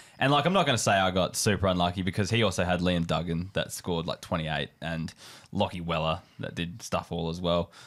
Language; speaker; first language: English; native; English